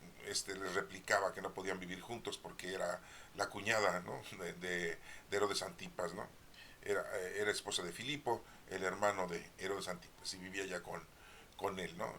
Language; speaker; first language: Spanish; native; Spanish